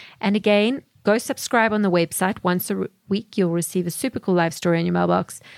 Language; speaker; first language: English; native; English